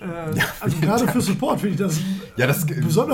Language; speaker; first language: German; native; German